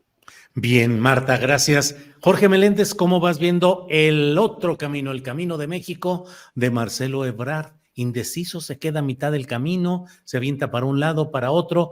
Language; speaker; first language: Spanish; native; Spanish